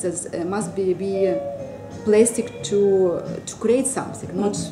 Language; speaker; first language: English; non-native, learner; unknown